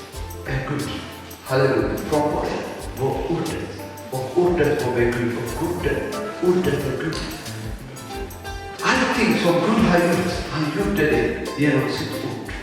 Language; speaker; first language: Swedish; non-native, fluent; Tigrinya